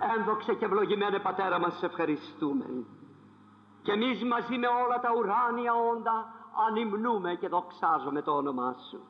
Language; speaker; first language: Greek; non-native, fluent; French